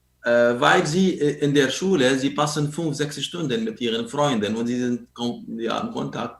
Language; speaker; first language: German; non-native, learner; Arabic